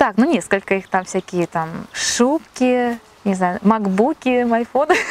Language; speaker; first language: Russian; native; Russian